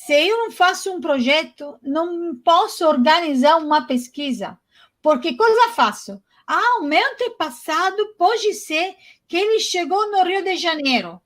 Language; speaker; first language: Portuguese; non-native, fluent; Italian